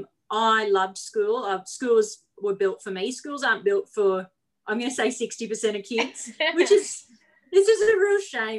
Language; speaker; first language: English; native; English